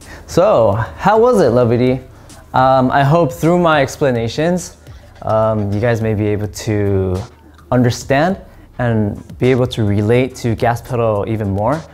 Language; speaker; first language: English; early bilingual, other home language; Korean